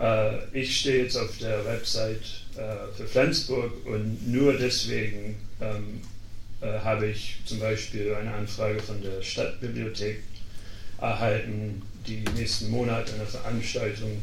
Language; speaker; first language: German; non-native, fluent; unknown